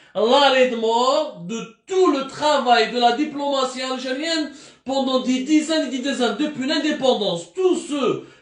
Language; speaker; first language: French; non-native, local second language; Arabic